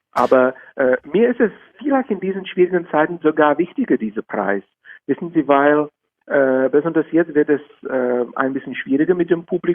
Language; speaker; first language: German; non-native, fluent; Czech